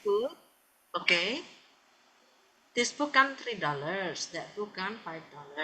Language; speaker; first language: English; non-native, fluent; Indonesian